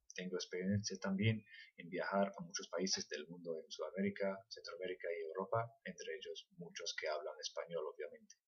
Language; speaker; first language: Spanish; non-native, fluent; English